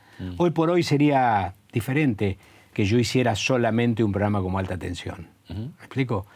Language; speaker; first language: Spanish; native; Spanish